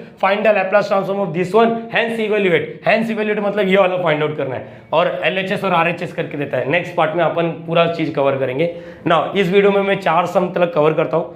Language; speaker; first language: Hindi; non-native, local second language; Marathi